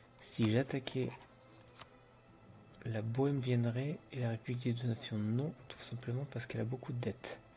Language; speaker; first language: French; native; French